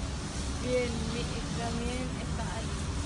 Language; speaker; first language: Spanish; non-native, learner; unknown